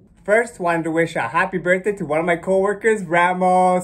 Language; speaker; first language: English; native; English